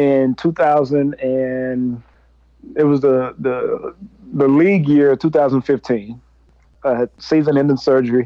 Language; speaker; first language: English; native; English